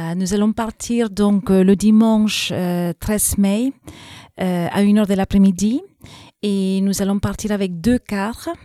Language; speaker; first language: French; non-native, fluent; English